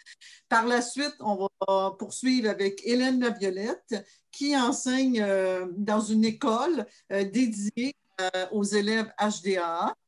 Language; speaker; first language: French; native; French